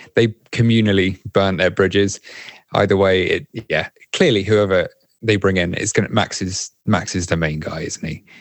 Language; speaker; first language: English; native; English